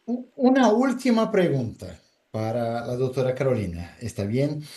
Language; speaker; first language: Spanish; non-native, fluent; Portuguese